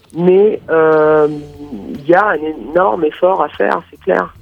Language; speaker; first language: French; native; French